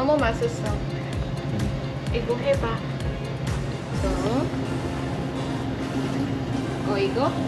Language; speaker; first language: Korean; non-native, learner; Vietnamese